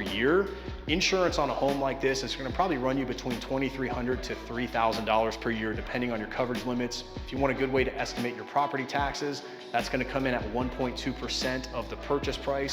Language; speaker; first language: English; native; English